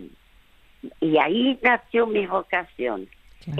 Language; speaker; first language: Spanish; early bilingual, other home language; French